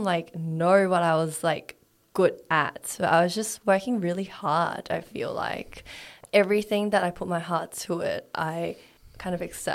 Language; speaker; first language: English; non-native, local second language; Cantonese